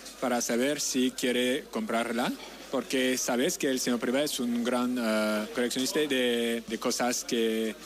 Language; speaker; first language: Spanish; non-native, learner; French